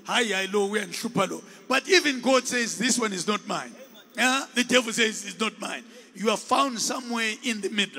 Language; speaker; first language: English; non-native, local second language; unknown